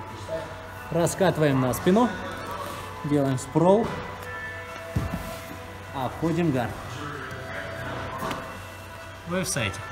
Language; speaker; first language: Russian; native; Russian